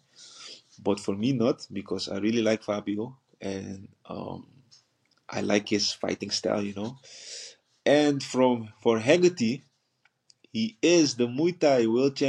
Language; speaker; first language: English; non-native, fluent; Dutch